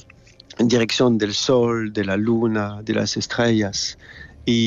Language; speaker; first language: Spanish; non-native, learner; French